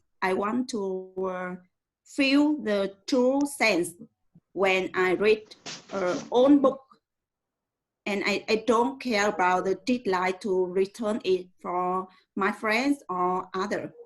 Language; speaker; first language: English; non-native, learner; Vietnamese